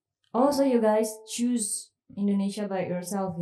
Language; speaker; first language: English; non-native, learner; Indonesian